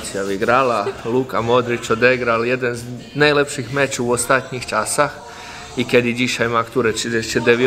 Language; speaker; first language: Polish; non-native, fluent; Croatian